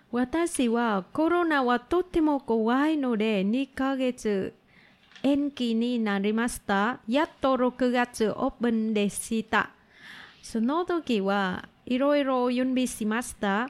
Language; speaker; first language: Japanese; non-native, learner; Vietnamese